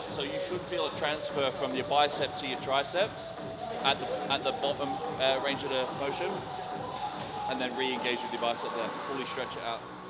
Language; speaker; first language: English; native; English